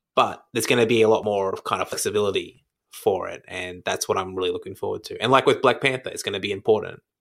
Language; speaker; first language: English; native; English